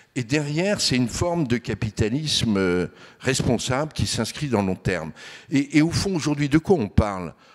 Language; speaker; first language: French; native; French